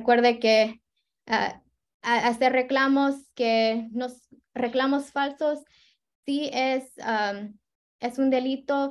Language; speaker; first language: Spanish; early bilingual, heritage; Spanish